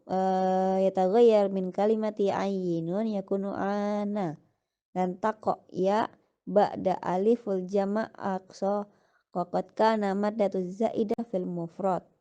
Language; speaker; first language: Arabic; non-native, learner; Indonesian